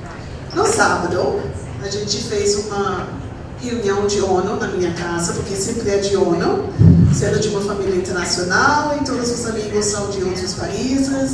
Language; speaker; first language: Portuguese; non-native, fluent; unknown